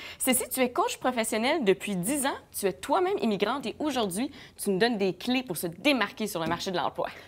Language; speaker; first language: French; native; French